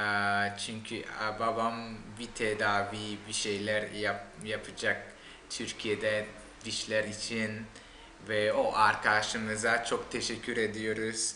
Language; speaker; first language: Turkish; non-native, fluent; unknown